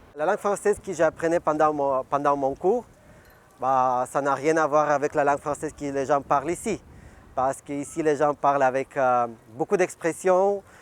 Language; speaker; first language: French; non-native, fluent; Bulgarian